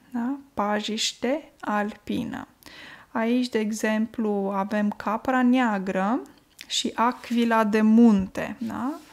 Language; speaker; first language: Romanian; native; Romanian